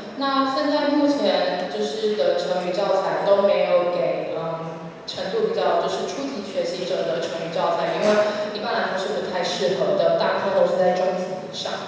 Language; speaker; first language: Chinese; native; Chinese